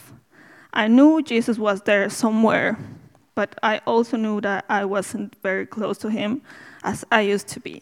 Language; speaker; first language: English; non-native, fluent; Spanish